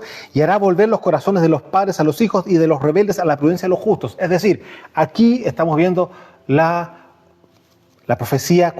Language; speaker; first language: Spanish; native; Spanish